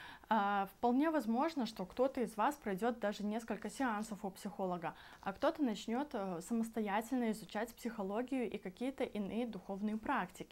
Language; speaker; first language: Russian; native; Russian